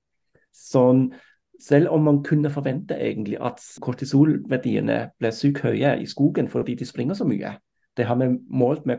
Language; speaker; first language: Norwegian; non-native, fluent; German